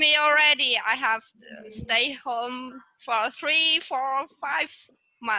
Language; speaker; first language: English; non-native, learner; Vietnamese